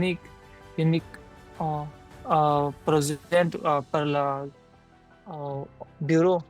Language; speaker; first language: French; non-native, learner; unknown